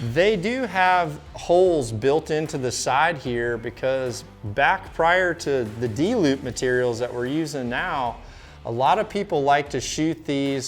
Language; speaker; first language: English; native; English